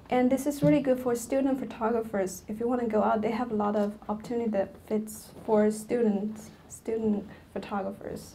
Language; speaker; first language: English; non-native, fluent; Chinese